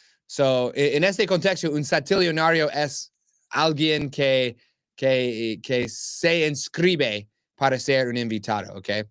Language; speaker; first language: Spanish; non-native, learner; English